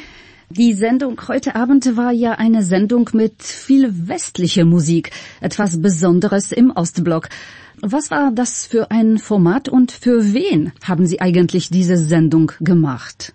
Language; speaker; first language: German; non-native, fluent; Polish